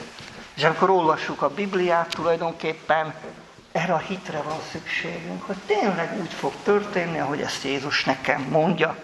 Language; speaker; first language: Hungarian; native; Hungarian